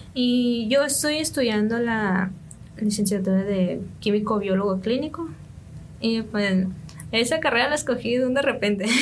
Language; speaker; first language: Spanish; native; Spanish